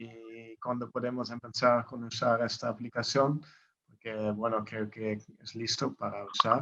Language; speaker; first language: Spanish; non-native, learner; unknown